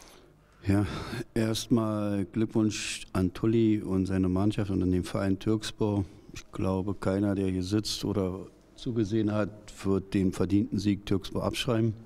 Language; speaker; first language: German; native; German